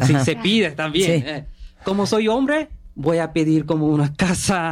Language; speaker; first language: Spanish; non-native, learner; Bangla